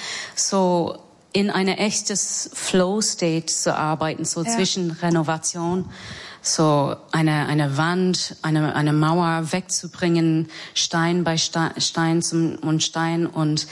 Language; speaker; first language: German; non-native, learner; English